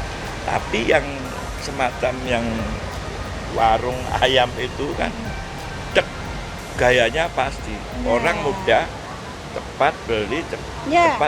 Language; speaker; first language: Indonesian; native; Indonesian